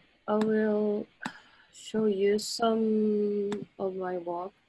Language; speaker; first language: English; non-native, learner; Korean